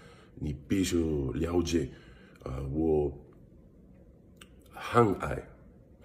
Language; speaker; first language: Chinese; non-native, learner; English